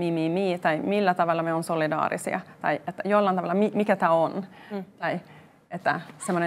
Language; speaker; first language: Finnish; non-native, local second language; Swedish